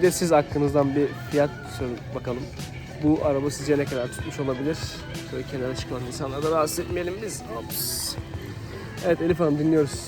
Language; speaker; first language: Turkish; native; Turkish